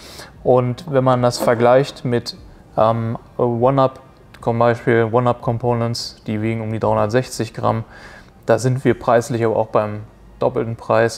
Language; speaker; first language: German; native; German